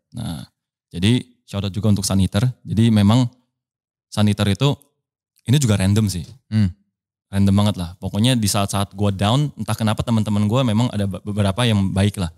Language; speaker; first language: Indonesian; non-native, local second language; Min Nan Chinese